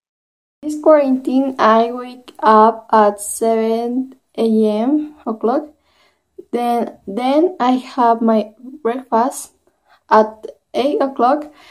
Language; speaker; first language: English; non-native, learner; Spanish